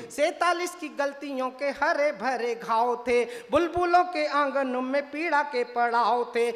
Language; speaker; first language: Hindi; native; Hindi